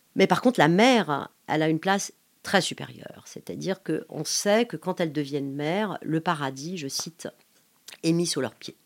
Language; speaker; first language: French; non-native, local second language; Arabic